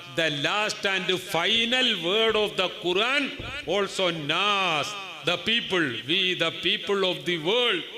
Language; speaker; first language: English; non-native, local second language; Malayalam